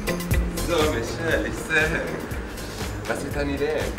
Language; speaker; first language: German; non-native, fluent; Spanish